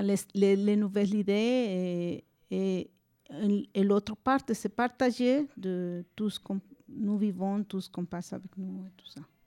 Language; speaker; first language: French; non-native, fluent; Spanish